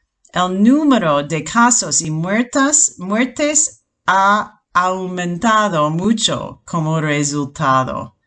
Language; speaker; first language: Spanish; non-native, fluent; English